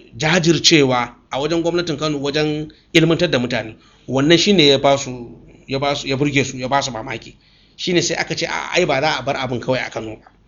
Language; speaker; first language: Hausa; native; Hausa